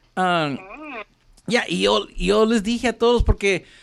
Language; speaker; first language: Spanish; early bilingual, heritage; Spanish